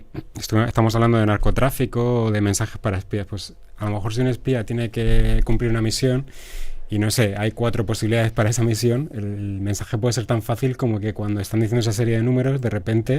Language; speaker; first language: Spanish; native; Spanish